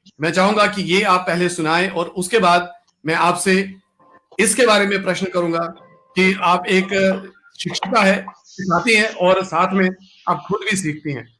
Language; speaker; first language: Hindi; non-native, local second language; Kashmiri